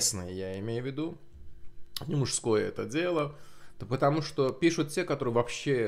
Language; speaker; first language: Russian; non-native, local second language; Azerbaijani